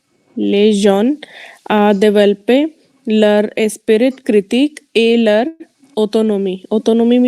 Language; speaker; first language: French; non-native, learner; Hindi